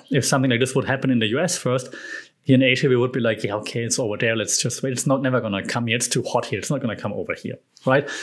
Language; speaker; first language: English; non-native, fluent; German